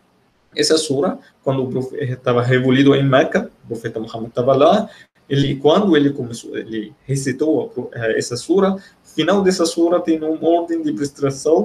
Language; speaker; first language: Portuguese; non-native, fluent; Arabic